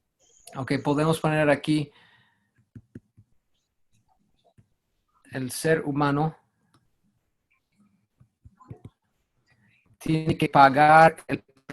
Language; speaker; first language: Spanish; non-native, fluent; English